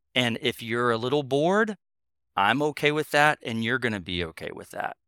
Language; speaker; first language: English; native; English